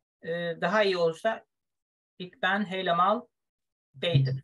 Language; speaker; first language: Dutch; non-native, fluent; Turkish